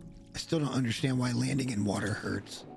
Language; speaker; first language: English; native; English